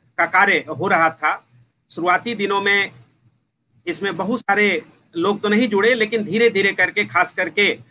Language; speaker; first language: Hindi; native; Hindi